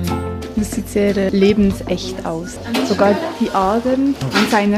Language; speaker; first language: German; native; German